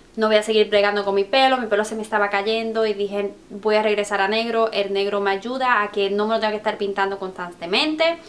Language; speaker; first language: Spanish; early bilingual, heritage; Spanish